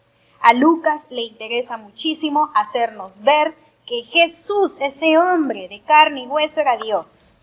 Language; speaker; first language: Spanish; native; Spanish